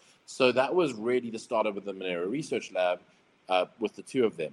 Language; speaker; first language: English; native; English